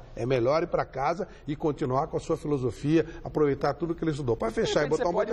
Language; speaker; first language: Portuguese; native; Portuguese